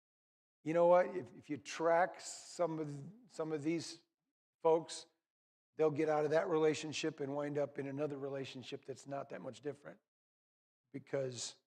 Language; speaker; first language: English; native; English